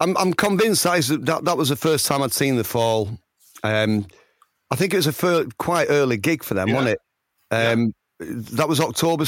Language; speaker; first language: English; native; English